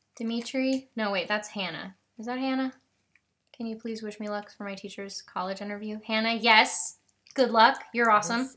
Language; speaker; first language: English; native; English